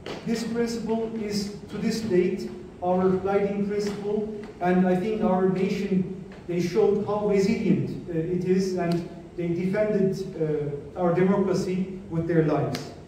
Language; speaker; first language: English; non-native, fluent; Turkish